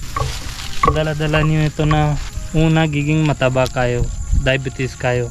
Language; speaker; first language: Filipino; non-native, learner; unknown